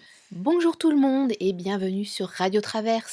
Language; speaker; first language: French; native; French